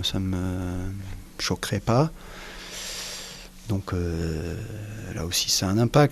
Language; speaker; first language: French; native; French